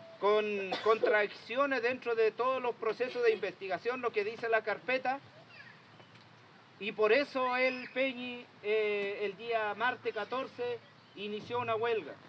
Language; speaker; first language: Spanish; native; Spanish